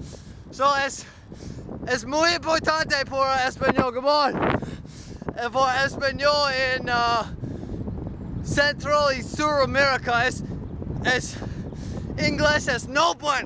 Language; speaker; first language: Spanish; non-native, learner; English